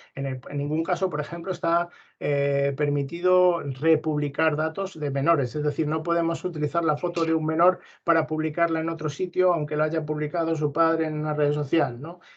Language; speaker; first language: Spanish; native; Spanish